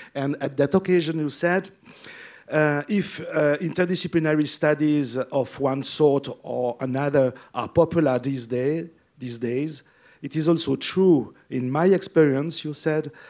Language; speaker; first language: English; non-native, fluent; French